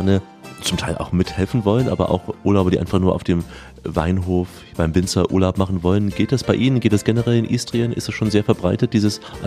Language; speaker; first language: German; native; German